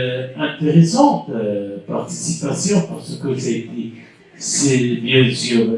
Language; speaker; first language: French; non-native, local second language; Arabic